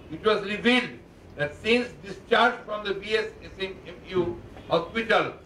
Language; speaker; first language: English; non-native, local second language; Bangla